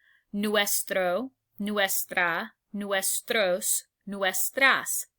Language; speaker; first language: Spanish; non-native, fluent; English